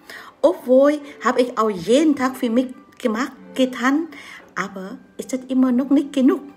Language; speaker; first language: German; non-native, learner; Vietnamese